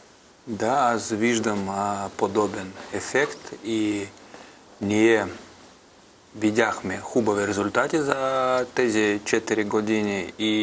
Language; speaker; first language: Bulgarian; non-native, fluent; Russian